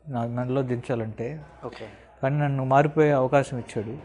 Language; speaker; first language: Telugu; native; Telugu